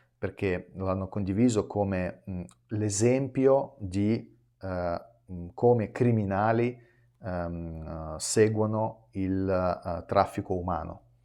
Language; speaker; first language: Italian; non-native, fluent; Russian